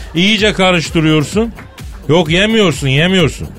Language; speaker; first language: Turkish; native; Turkish